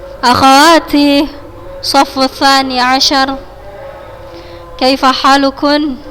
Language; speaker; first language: Arabic; non-native, fluent; Indonesian